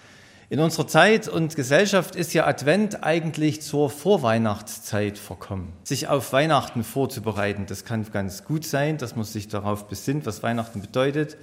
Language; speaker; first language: German; native; German